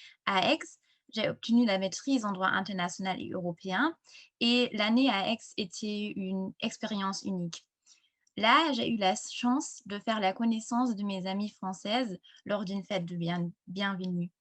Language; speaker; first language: French; non-native, fluent; German